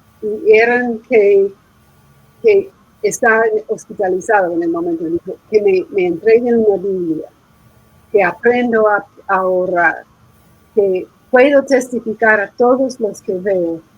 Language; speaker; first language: Spanish; non-native, fluent; English